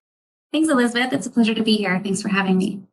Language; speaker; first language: English; native; English